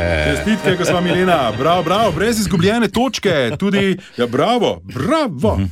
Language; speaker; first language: Slovenian; native; Slovenian